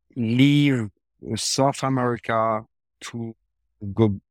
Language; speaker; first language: English; non-native, learner; French